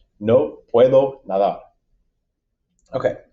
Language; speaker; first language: Spanish; non-native, fluent; English